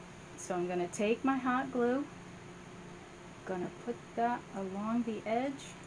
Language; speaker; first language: English; native; English